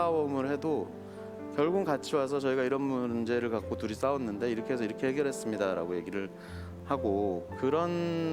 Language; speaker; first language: Korean; native; Korean